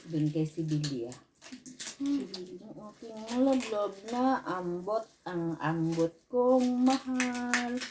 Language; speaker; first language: Filipino; native; Filipino